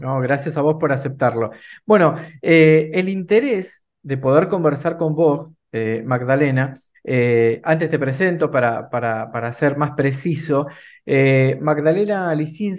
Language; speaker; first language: Spanish; native; Spanish